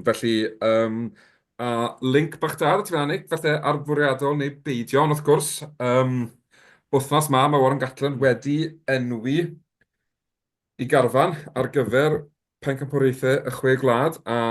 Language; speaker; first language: Welsh; native; Welsh